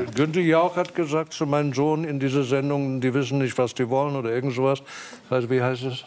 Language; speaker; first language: German; non-native, fluent; Afrikaans